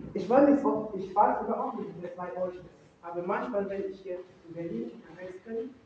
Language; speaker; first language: German; non-native, fluent; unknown